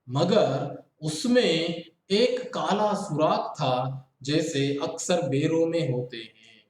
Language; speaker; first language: Hindi; non-native, local second language; Kannada